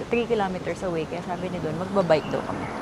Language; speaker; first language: Filipino; native; Filipino